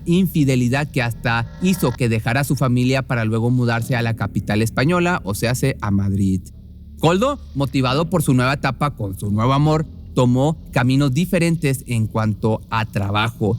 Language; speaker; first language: Spanish; native; Spanish